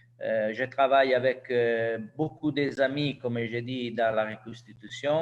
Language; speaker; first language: French; non-native, learner; Italian